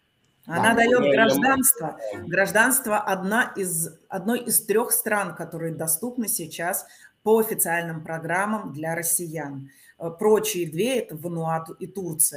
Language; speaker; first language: Russian; native; Russian